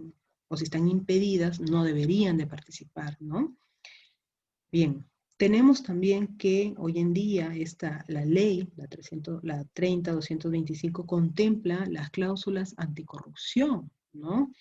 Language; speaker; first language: Spanish; native; Spanish